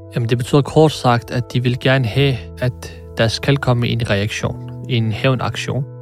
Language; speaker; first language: Danish; early bilingual, other home language; Arabic